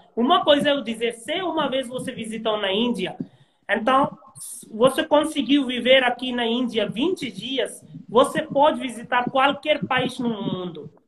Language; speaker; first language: Portuguese; non-native, learner; Hindi